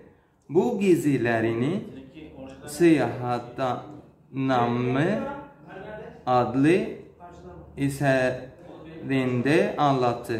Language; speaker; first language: Turkish; non-native, learner; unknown